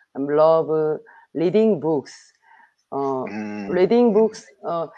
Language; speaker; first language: English; non-native, learner; Korean